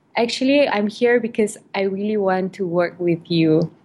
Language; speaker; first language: English; non-native, local second language; Malay